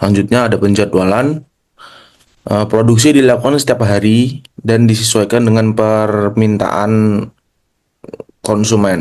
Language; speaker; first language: Indonesian; native; Indonesian